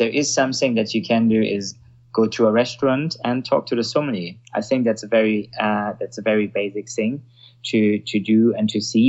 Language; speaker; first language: English; non-native, fluent; German